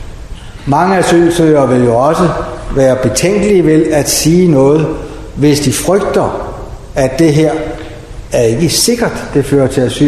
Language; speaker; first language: Danish; native; Danish